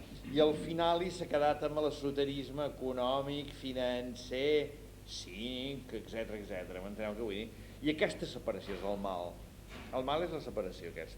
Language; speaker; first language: Catalan; native; Catalan